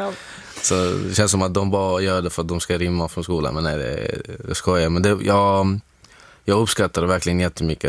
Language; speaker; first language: Swedish; non-native, fluent; Arabic